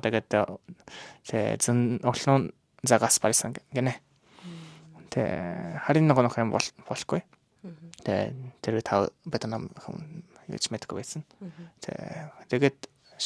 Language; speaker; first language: Mongolian; non-native, learner; Japanese